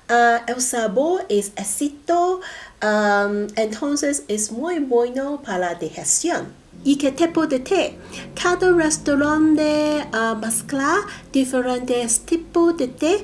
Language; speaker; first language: Spanish; non-native, learner; Cantonese